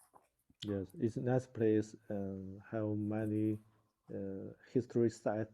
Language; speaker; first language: English; non-native, learner; Chinese